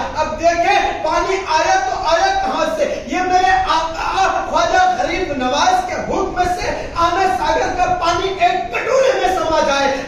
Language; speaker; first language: Urdu; native; Urdu